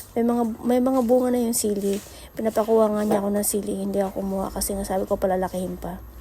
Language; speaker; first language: Filipino; native; Filipino